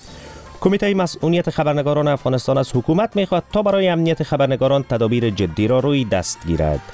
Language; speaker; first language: Persian; native; Persian